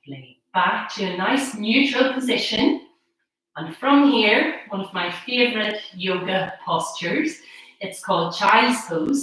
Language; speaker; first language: English; native; English